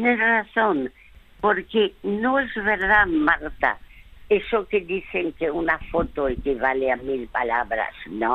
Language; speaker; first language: Spanish; early bilingual, other home language; French